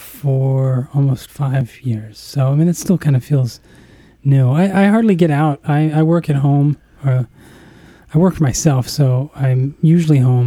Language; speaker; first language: English; native; English